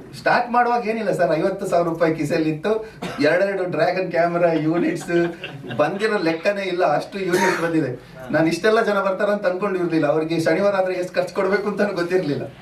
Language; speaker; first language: Kannada; non-native, local second language; Tulu